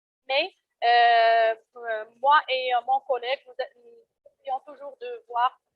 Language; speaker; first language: French; non-native, local second language; Arabic